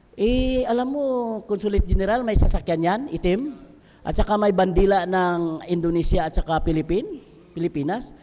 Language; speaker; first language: Filipino; non-native, local second language; Hiligaynon